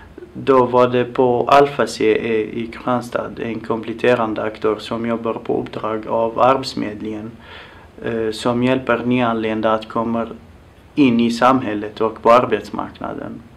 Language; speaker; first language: Swedish; non-native, fluent; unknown